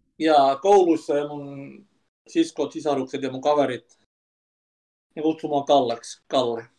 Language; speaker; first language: Finnish; early bilingual, other home language; Kurdish